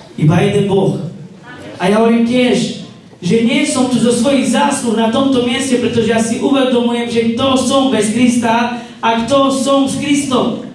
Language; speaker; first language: Slovak; non-native, local second language; Romany